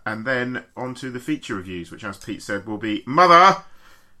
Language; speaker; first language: English; native; English